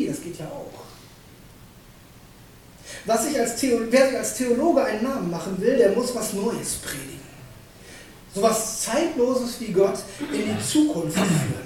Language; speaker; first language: German; native; German